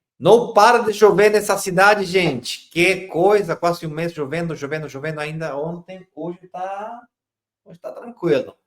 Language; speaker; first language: Portuguese; non-native, fluent; Spanish